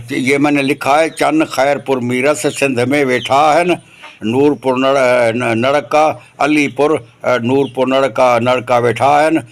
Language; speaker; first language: Urdu; non-native, local second language; Sindhi